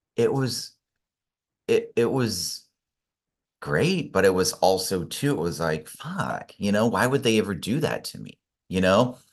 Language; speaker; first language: English; native; English